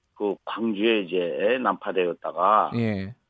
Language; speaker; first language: Korean; native; Korean